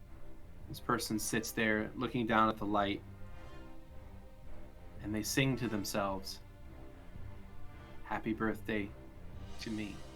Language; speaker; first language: English; native; English